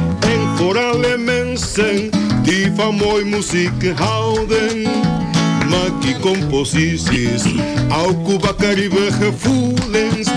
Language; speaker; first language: Dutch; non-native, learner; Spanish